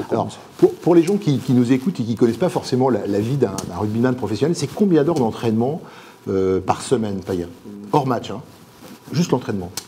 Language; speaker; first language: French; native; French